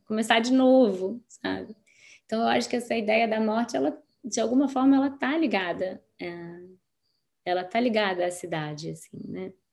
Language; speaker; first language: Portuguese; native; Portuguese